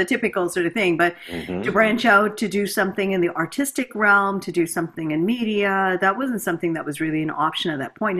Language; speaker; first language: English; native; English